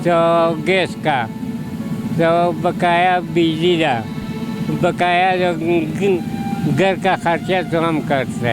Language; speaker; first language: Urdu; non-native, local second language; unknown